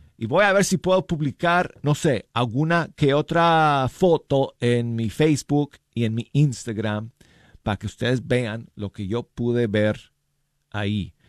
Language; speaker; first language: Spanish; non-native, fluent; English